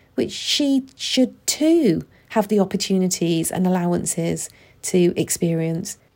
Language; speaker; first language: English; native; English